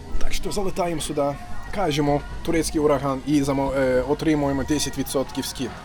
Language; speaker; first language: Ukrainian; non-native, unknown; Turkish